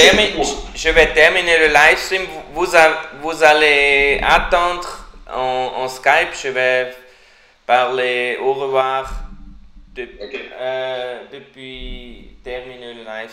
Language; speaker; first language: French; non-native, learner; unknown